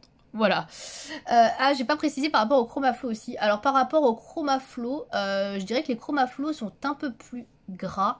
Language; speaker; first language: French; native; French